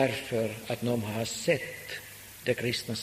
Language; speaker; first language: Swedish; non-native, local second language; Finnish